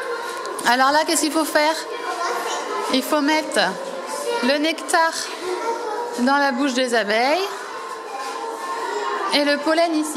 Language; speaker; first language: French; native; French